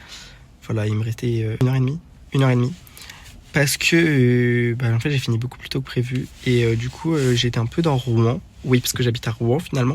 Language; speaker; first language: French; native; French